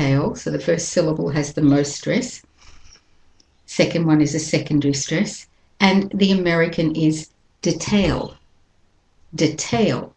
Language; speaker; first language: English; native; English